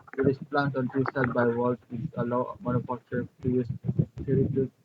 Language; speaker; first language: English; non-native, local second language; Filipino